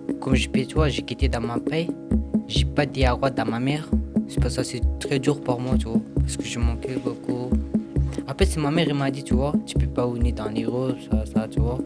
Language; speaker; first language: French; non-native, learner; Pashto